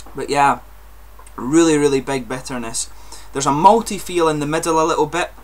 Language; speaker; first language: English; native; English